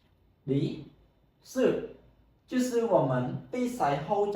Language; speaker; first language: Chinese; non-native, fluent; Khmer